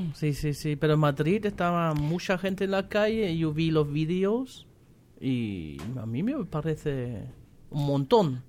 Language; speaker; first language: Spanish; non-native, fluent; German